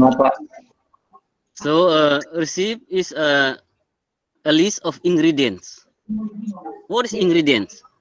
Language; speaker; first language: English; non-native, learner; Indonesian